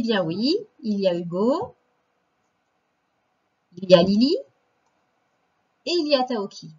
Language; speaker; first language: French; native; French